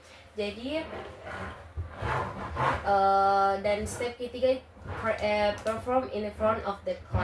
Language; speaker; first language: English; non-native, learner; Indonesian